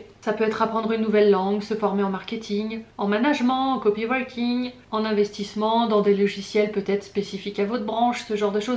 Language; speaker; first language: French; native; French